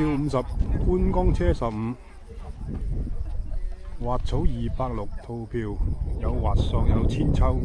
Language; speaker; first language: Cantonese; native; Cantonese